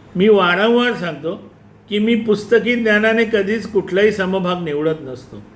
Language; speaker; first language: Marathi; non-native, local second language; Gujarati